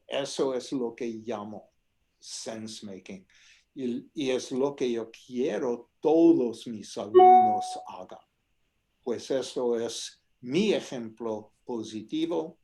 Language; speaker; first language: Spanish; non-native, fluent; English